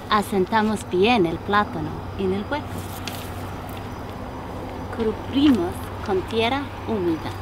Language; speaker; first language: Spanish; non-native, learner; English